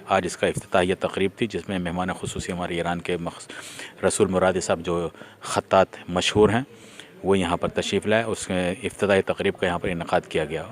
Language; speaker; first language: Urdu; native; Urdu